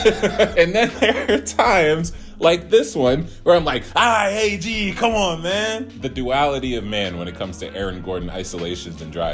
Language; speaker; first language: English; native; English